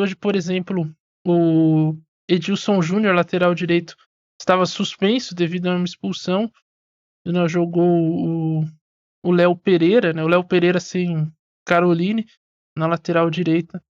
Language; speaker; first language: Portuguese; native; Portuguese